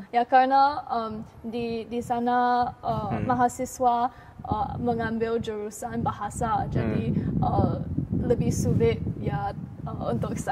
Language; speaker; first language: Indonesian; non-native, learner; Chinese